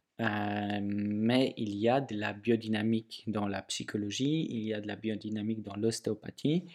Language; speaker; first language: French; non-native, fluent; Polish